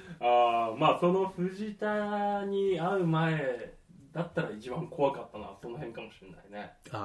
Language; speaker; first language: Japanese; native; Japanese